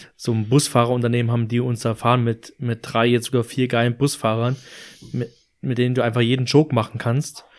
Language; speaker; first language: German; native; German